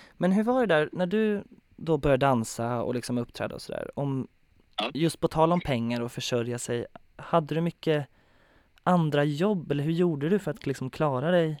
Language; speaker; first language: Swedish; native; Swedish